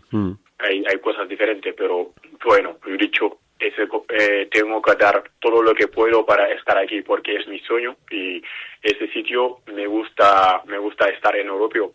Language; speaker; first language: Spanish; non-native, learner; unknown